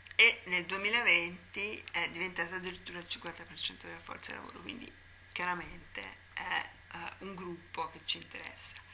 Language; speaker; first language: Italian; native; Italian